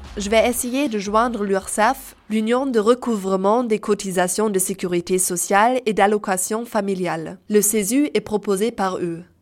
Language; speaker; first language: French; native; French